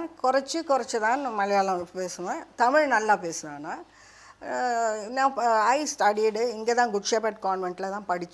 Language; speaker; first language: Tamil; non-native, local second language; Malayalam